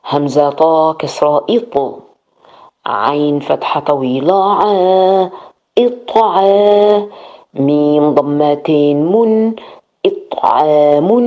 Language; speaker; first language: Arabic; non-native, learner; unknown